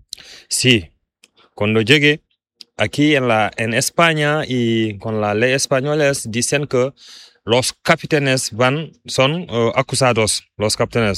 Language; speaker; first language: Spanish; non-native, learner; Fula